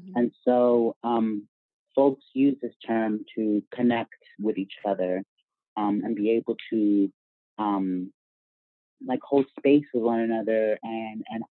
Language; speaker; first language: English; native; English